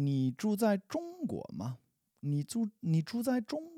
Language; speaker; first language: Chinese; non-native, learner; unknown